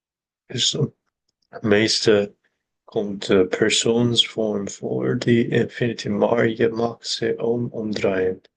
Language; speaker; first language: Dutch; non-native, learner; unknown